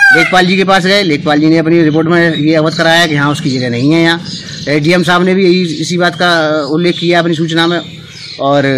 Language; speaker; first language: Hindi; native; Hindi